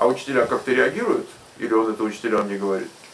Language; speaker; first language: Russian; native; Russian